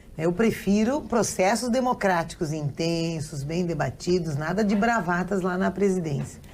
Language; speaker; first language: Portuguese; native; Portuguese